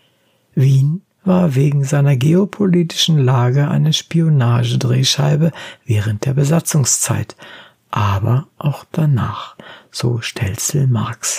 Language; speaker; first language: German; native; German